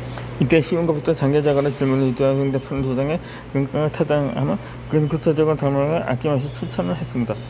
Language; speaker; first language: Korean; native; Korean